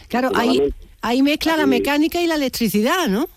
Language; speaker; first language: Spanish; native; Spanish